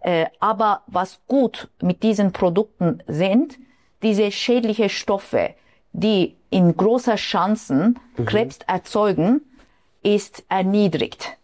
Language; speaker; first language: German; non-native, fluent; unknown